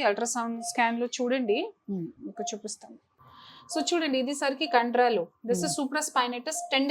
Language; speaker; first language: Telugu; non-native, fluent; Hindi